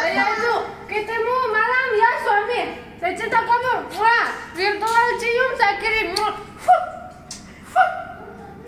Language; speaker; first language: Indonesian; non-native, learner; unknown